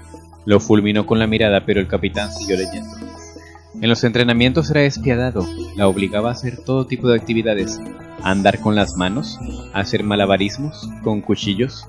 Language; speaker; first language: Spanish; native; Spanish